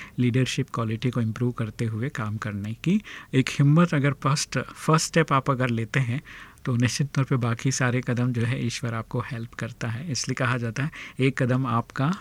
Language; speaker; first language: Hindi; native; Hindi